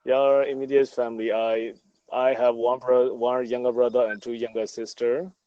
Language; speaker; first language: English; non-native, learner; Burmese